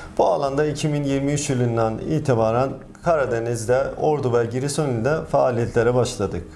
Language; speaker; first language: Turkish; non-native, fluent; Persian